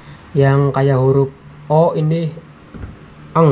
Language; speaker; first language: Indonesian; non-native, local second language; Javanese